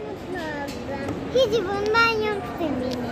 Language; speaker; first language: Turkish; early bilingual, other home language; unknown